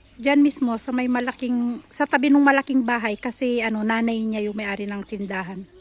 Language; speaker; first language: Filipino; native; Filipino